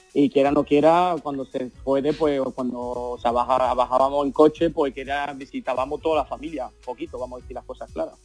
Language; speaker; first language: Spanish; early bilingual, heritage; Spanish